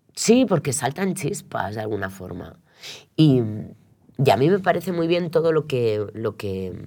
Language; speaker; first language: Spanish; non-native, local second language; Catalan